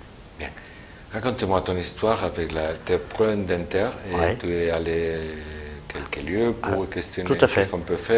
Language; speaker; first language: French; non-native, learner; Spanish